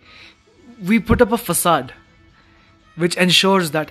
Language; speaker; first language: English; non-native, local second language; Hindi